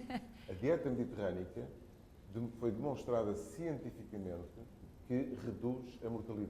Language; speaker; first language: Portuguese; native; Portuguese